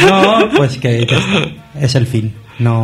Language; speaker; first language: Spanish; native; Spanish